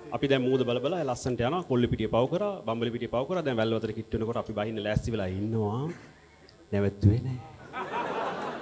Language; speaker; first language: Sinhala; non-native, local second language; Tamil